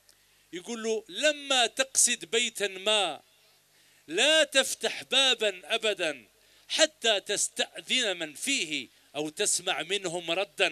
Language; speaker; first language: Arabic; native; Arabic